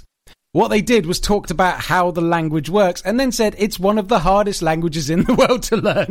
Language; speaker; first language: English; native; English